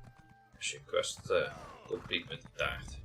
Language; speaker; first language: Dutch; native; Dutch